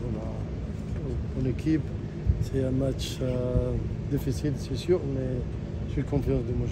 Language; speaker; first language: French; non-native, learner; Arabic